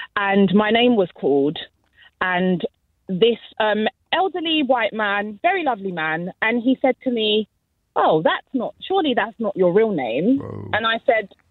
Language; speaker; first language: English; native; English